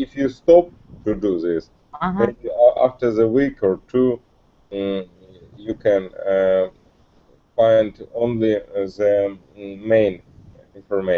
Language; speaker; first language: English; non-native, learner; Russian